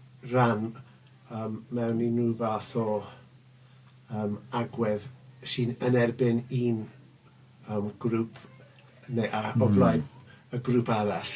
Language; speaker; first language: Welsh; non-native, local second language; English